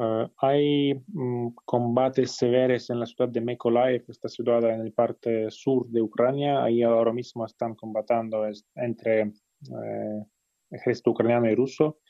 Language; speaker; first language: Spanish; non-native, fluent; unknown